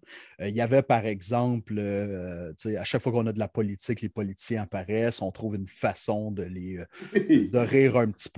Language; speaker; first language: French; native; French